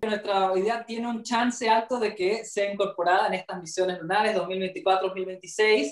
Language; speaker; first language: Spanish; native; Spanish